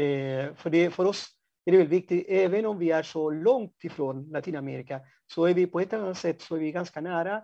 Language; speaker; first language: Swedish; non-native, fluent; Spanish